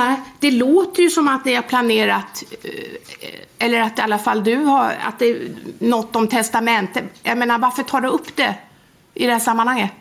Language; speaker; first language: Swedish; native; Swedish